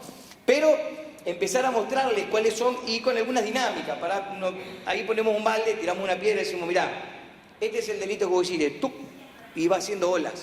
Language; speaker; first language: Spanish; native; Spanish